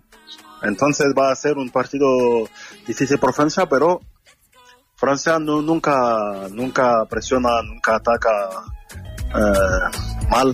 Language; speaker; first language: Spanish; non-native, fluent; French